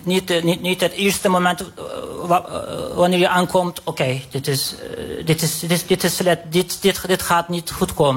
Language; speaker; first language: Dutch; non-native, fluent; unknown